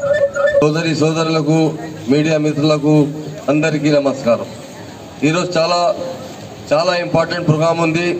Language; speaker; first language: Telugu; non-native, local second language; Urdu